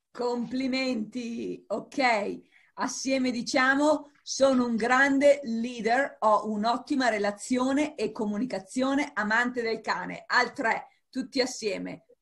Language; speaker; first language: Italian; early bilingual, heritage; English